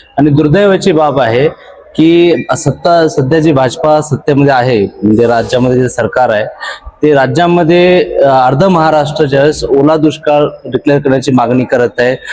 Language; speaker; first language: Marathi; non-native, local second language; Urdu